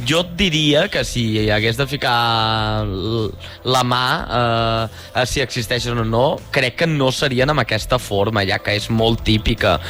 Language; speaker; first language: Catalan; native; Catalan